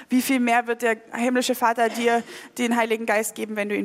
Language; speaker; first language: German; native; German